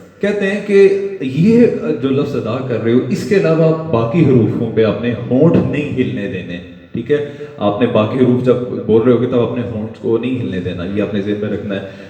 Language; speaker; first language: Urdu; non-native, local second language; Punjabi